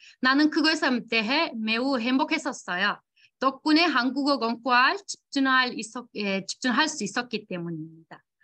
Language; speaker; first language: Korean; non-native, fluent; Turkish